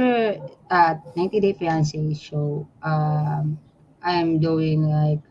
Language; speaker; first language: English; non-native, learner; Filipino